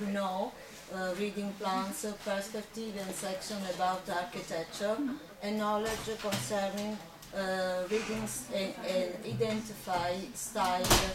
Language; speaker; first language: English; non-native, fluent; Italian